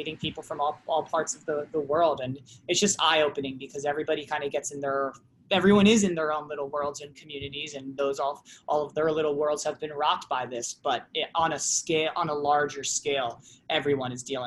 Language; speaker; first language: English; native; English